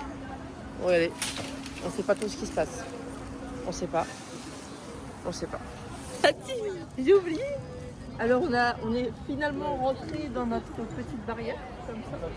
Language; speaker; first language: French; native; French